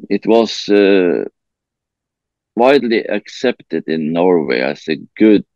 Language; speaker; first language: English; non-native, learner; Norwegian